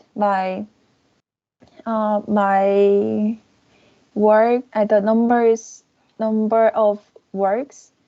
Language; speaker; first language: English; non-native, learner; Korean